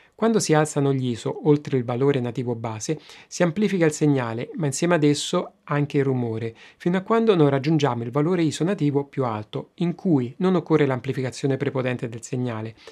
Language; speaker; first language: Italian; native; Italian